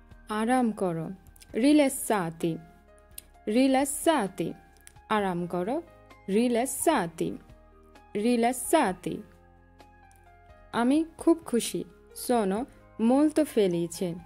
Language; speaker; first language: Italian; non-native, learner; Bangla